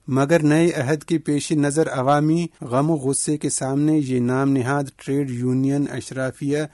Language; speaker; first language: Urdu; non-native, local second language; Baluchi